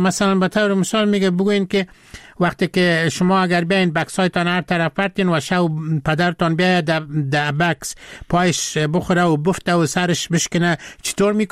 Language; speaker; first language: Persian; native; Persian